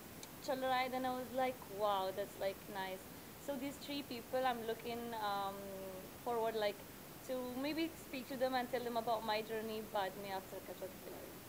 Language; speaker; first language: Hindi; early bilingual, heritage; Hindi